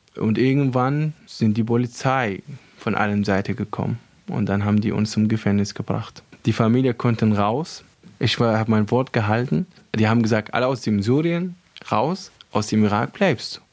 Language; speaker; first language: German; non-native, fluent; Arabic